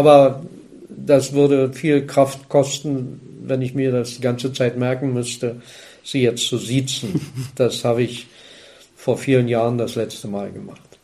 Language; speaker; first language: German; native; German